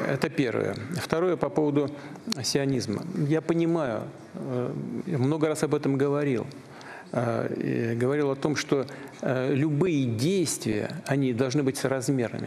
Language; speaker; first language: Russian; native; Russian